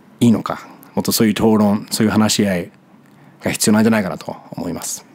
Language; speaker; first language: Japanese; non-native, fluent; English